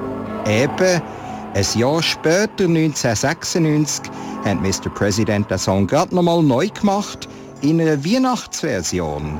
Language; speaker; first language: German; native; German